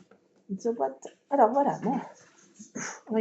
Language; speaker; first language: French; native; French